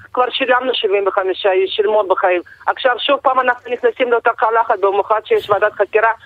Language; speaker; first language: Hebrew; non-native, fluent; Russian